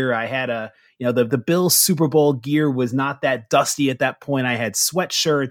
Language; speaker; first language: English; native; English